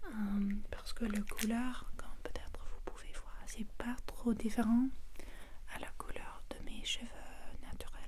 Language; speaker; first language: French; non-native, learner; English